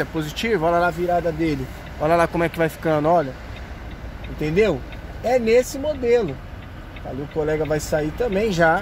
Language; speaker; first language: Portuguese; native; Portuguese